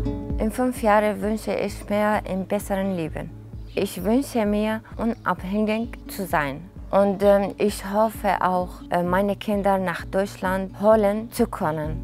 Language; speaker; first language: German; non-native, learner; Kurdish